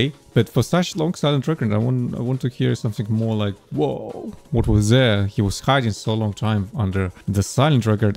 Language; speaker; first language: English; non-native, fluent; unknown